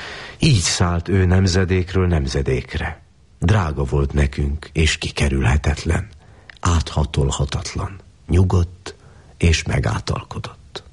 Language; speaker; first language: Hungarian; native; Hungarian